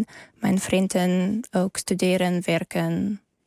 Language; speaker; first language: Dutch; non-native, learner; Ukrainian